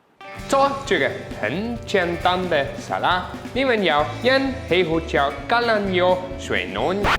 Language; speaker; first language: Chinese; non-native, fluent; German